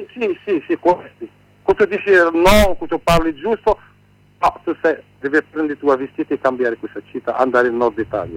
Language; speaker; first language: Italian; non-native, learner; Arabic